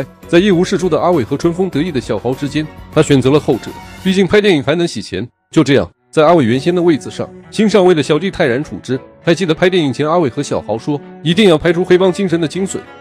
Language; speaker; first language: Chinese; native; Chinese